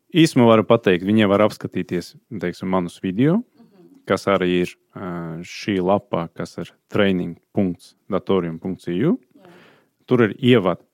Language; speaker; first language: Latvian; non-native, fluent; Azerbaijani